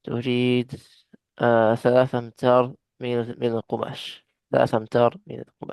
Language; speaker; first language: Arabic; non-native, learner; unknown